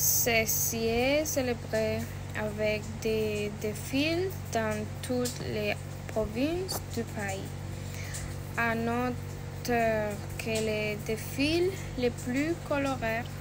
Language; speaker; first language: French; non-native, learner; Spanish